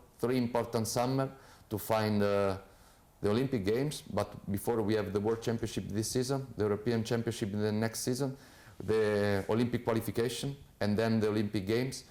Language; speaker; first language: English; non-native, fluent; Italian